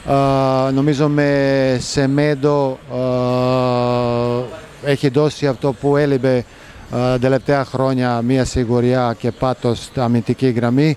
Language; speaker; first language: Greek; non-native, fluent; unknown